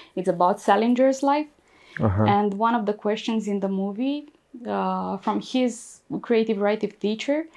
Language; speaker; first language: English; non-native, fluent; Romanian